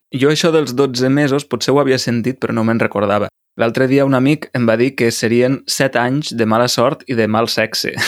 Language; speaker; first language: Catalan; native; Catalan